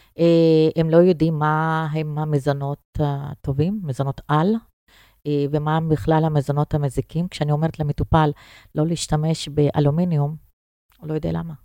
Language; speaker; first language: Hebrew; non-native, fluent; Russian